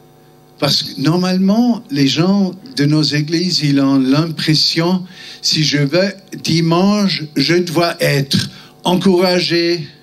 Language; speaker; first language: French; non-native, local second language; German